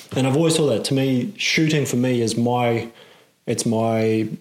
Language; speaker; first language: English; native; English